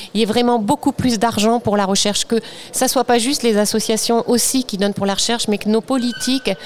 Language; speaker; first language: French; native; French